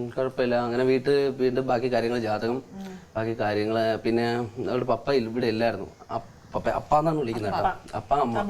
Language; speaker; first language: Malayalam; native; Malayalam